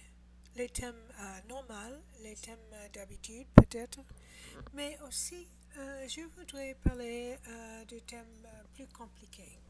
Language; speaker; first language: French; non-native, learner; English